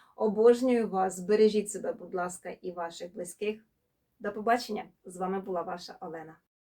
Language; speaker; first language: Ukrainian; non-native, local second language; Russian